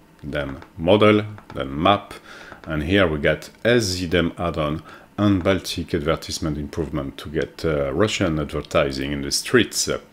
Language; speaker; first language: English; non-native, fluent; French